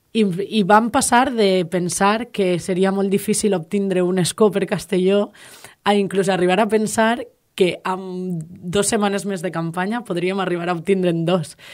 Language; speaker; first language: Catalan; native; Catalan